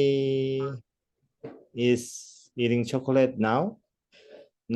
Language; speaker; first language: English; non-native, learner; Korean